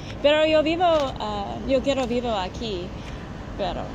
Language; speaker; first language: Spanish; non-native, learner; English